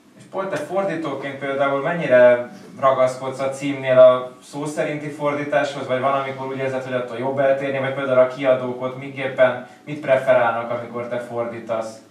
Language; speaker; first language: Hungarian; native; Hungarian